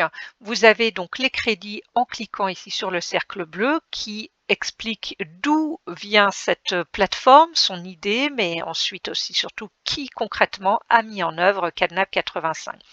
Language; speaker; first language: French; native; French